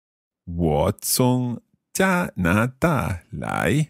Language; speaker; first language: Chinese; non-native, learner; English